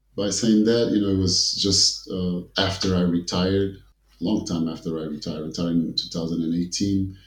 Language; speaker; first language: English; early bilingual, other home language; Kabuverdianu